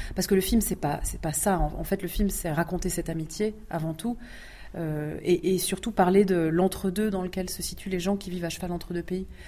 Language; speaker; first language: French; early bilingual, other home language; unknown